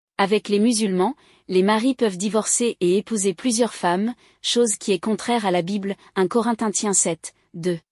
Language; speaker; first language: French; non-native, local second language; Rundi